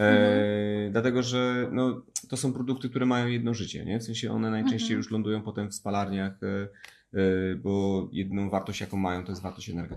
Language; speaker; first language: Polish; native; Polish